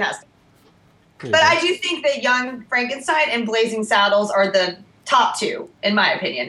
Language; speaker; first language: English; native; English